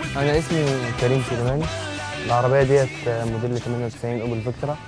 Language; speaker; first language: Arabic; native; Arabic